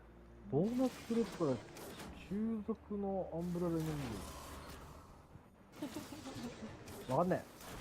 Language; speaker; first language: Japanese; native; Japanese